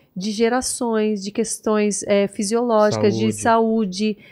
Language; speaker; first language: Portuguese; native; Portuguese